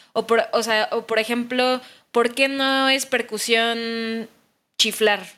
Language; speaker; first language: Spanish; native; Spanish